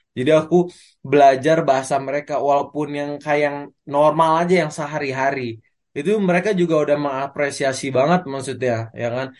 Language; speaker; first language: Indonesian; native; Indonesian